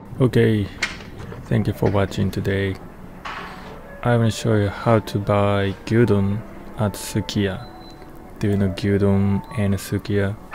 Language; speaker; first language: English; non-native, learner; Japanese